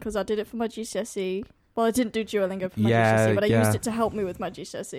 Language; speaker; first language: English; native; English